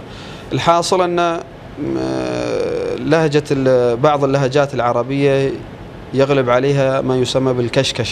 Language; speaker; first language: Arabic; native; Arabic